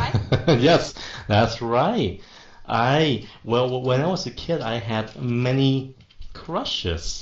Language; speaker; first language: English; non-native, fluent; Vietnamese